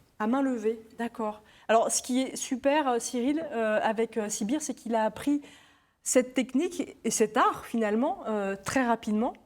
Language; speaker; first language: French; native; French